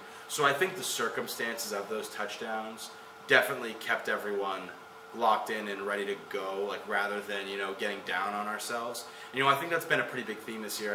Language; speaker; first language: English; native; English